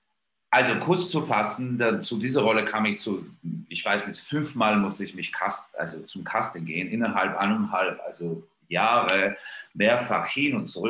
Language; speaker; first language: German; non-native, fluent; Georgian